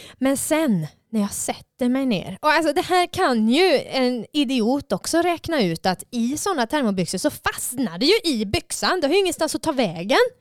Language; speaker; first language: Swedish; native; Swedish